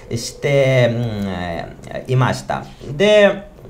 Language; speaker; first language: Japanese; non-native, fluent; Ukrainian